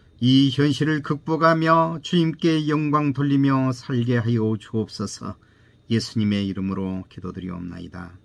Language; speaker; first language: Korean; native; Korean